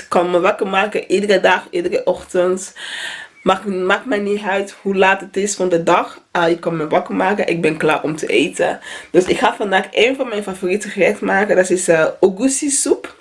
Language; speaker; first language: Dutch; non-native, fluent; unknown